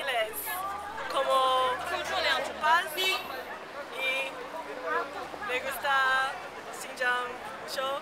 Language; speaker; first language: Spanish; non-native, learner; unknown